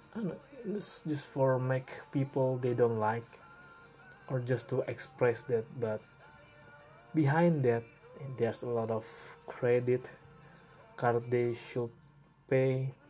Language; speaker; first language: English; non-native, learner; Indonesian